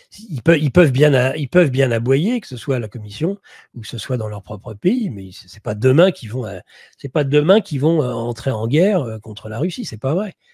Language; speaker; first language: French; native; French